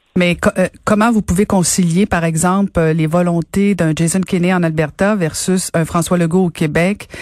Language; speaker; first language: French; native; French